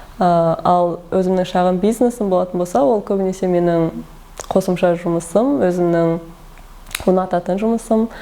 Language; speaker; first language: Kazakh; early bilingual, heritage; Kazakh